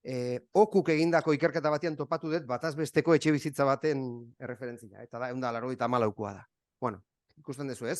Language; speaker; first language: Basque; native; Basque